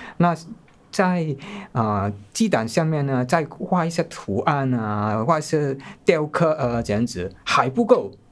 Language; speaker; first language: Chinese; non-native, local second language; Cantonese